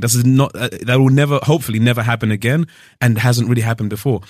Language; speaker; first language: English; early bilingual, other home language; Shona